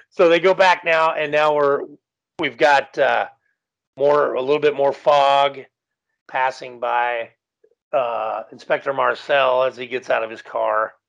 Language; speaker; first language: English; native; English